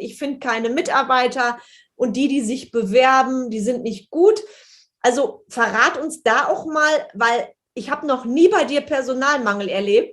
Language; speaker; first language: German; native; German